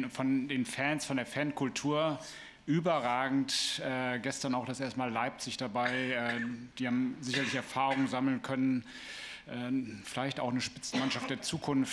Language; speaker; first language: German; native; German